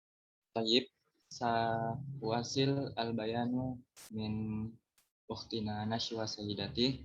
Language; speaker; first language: Arabic; non-native, learner; Indonesian